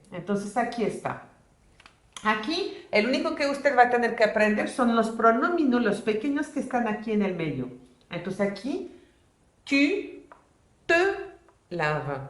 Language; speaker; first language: Spanish; non-native, fluent; French